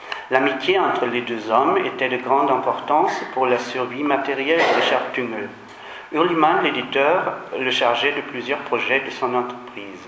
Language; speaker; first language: French; non-native, fluent; German